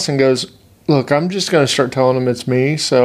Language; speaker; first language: English; native; English